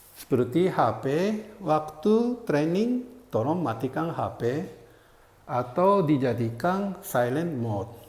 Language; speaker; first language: Indonesian; non-native, fluent; Japanese